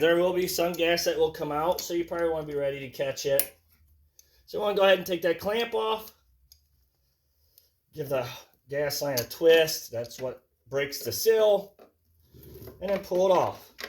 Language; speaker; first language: English; native; English